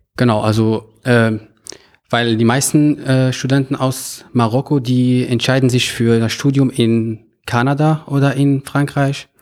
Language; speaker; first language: German; non-native, fluent; Arabic